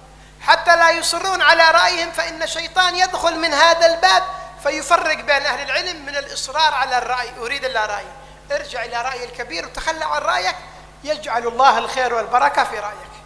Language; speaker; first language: Arabic; native; Arabic